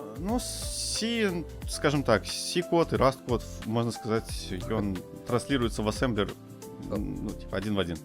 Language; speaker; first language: Belarusian; non-native, local second language; Russian